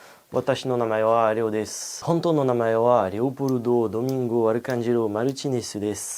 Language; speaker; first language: Japanese; non-native, learner; French